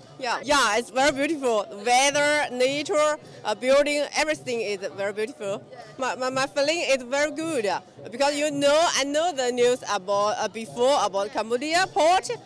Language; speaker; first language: English; non-native, learner; Chinese